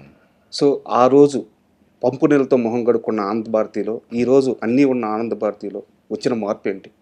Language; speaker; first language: Telugu; native; Telugu